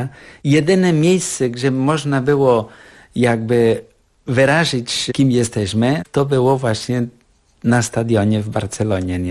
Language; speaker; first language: Polish; non-native, fluent; Catalan